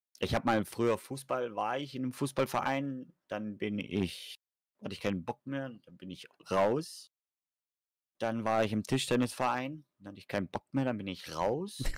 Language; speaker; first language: German; native; German